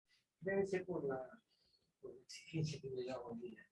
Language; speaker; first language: Spanish; native; Spanish